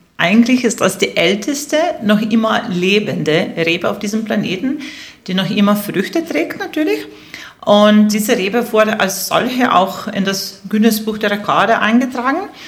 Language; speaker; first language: German; non-native, fluent; Slovenian